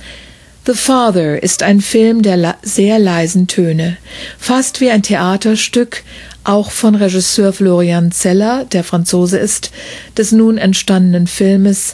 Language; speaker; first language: German; native; German